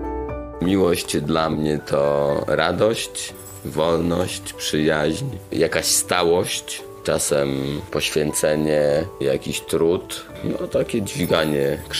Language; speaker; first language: Polish; native; Polish